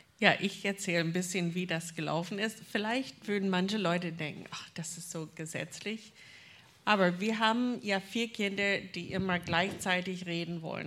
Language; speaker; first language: German; non-native, fluent; English